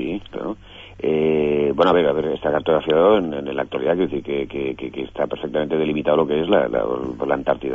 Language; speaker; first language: Spanish; native; Spanish